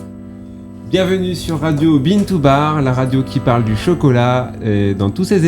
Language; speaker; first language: French; native; French